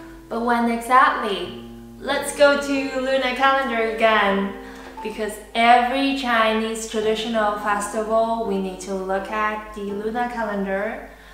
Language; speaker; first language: English; non-native, fluent; Chinese